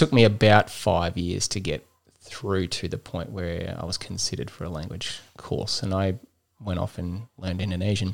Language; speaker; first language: English; native; English